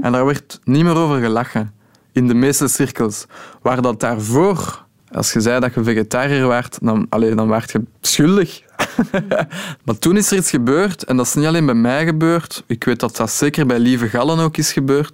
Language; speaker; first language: Dutch; native; Dutch